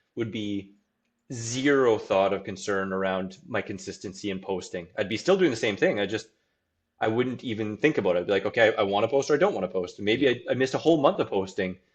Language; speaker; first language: English; native; English